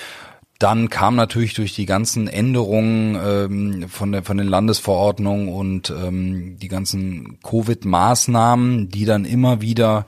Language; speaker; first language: German; native; German